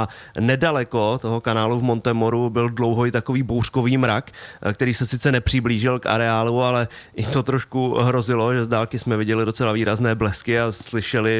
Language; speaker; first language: Czech; native; Czech